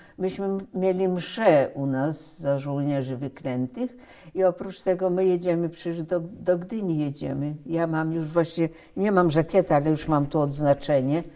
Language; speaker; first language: Polish; early bilingual, heritage; Polish